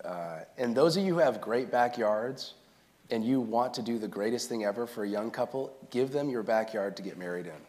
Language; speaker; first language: English; native; English